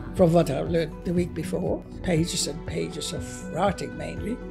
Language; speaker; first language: English; non-native, fluent; Indonesian